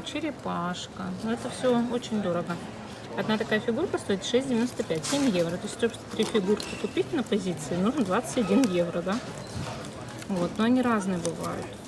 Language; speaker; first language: Russian; native; Russian